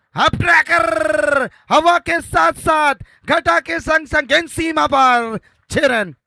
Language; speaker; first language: Hindi; non-native, local second language; Marathi